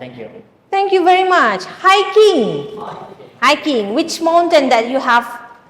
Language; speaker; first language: English; non-native, fluent; Indonesian